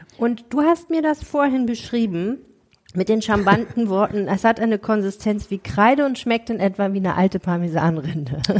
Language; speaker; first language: German; native; German